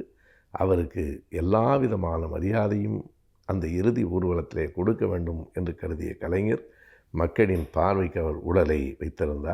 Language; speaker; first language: Tamil; native; Tamil